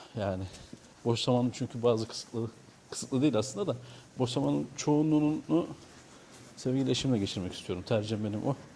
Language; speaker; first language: Turkish; native; Turkish